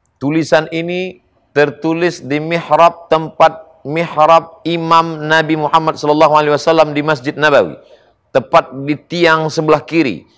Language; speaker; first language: Malay; native; Malay